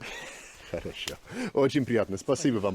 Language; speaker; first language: Russian; non-native, learner; English